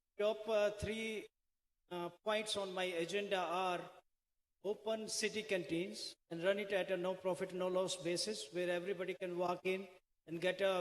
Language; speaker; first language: English; non-native, local second language; Hindi